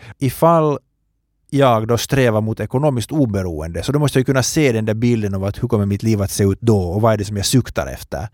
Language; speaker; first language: Swedish; native; Swedish